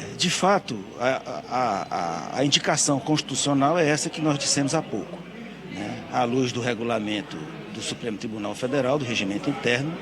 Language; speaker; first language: Portuguese; native; Portuguese